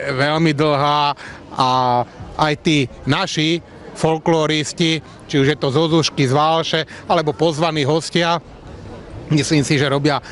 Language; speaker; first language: Slovak; native; Slovak